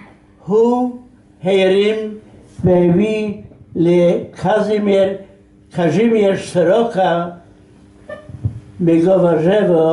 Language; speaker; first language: Hebrew; non-native, fluent; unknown